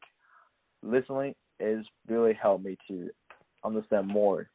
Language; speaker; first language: English; non-native, local second language; Cantonese